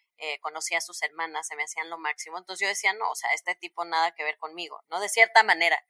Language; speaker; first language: Spanish; native; Spanish